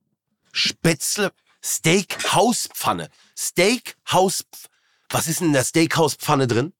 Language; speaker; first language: German; native; German